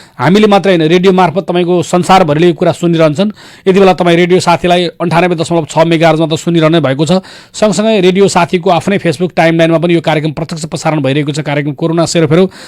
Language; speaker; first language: Nepali; native; Nepali